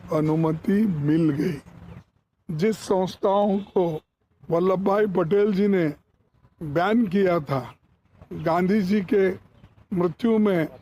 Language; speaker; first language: Hindi; non-native, local second language; Kannada